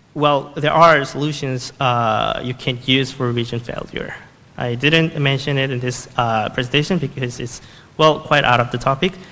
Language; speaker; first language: English; non-native, fluent; Korean